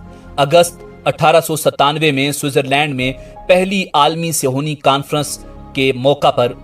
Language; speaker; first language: Urdu; native; Urdu